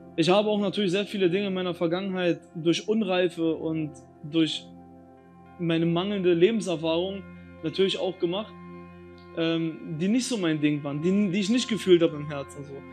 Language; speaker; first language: German; early bilingual, other home language; Albanian